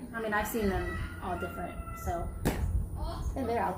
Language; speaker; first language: English; native; English